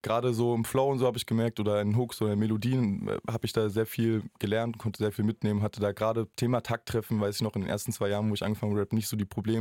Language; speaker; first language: German; native; German